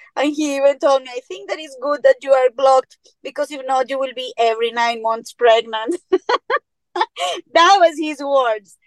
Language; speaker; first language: English; non-native, fluent; Spanish